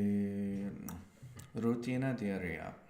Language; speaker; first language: Spanish; non-native, learner; English